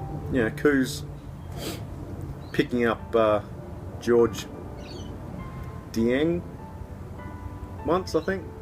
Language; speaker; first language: English; native; English